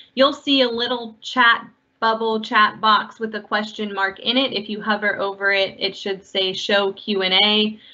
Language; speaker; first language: English; native; English